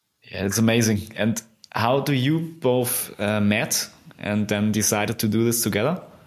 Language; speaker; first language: English; non-native, fluent; German